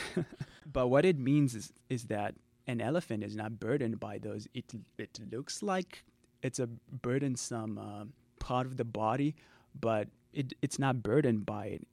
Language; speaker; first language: English; non-native, local second language; Shona